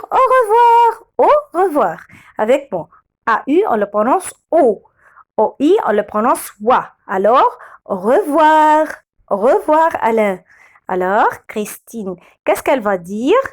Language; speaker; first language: French; non-native, fluent; Arabic